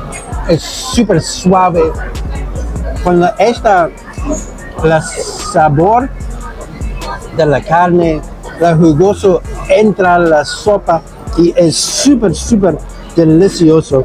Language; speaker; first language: Spanish; non-native, learner; English